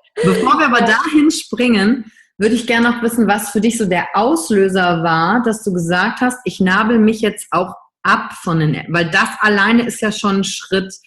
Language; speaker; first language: German; native; German